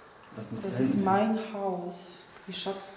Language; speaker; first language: German; non-native, fluent; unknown